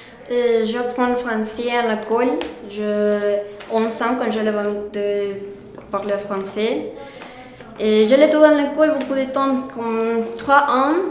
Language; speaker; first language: French; non-native, learner; Spanish